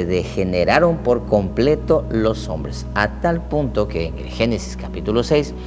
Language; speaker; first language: Spanish; native; Spanish